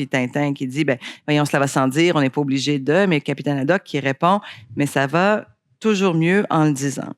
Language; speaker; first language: French; native; French